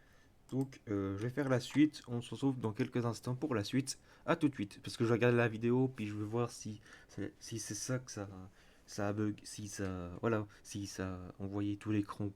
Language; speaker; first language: French; native; French